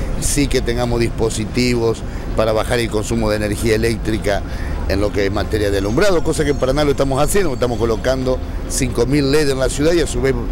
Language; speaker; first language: Spanish; native; Spanish